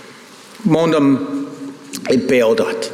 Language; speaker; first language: Hungarian; non-native, fluent; English